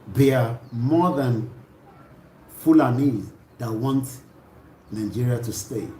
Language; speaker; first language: English; non-native, local second language; Yoruba